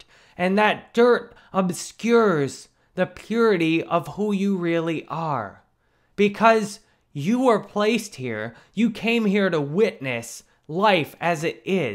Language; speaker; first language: English; native; English